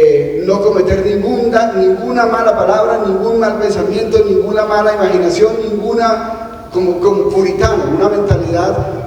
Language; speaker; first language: Spanish; native; Spanish